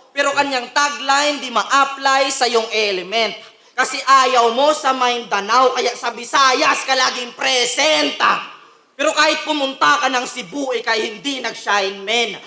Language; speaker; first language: Filipino; native; Filipino